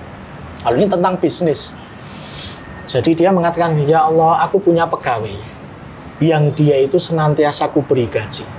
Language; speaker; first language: Indonesian; native; Indonesian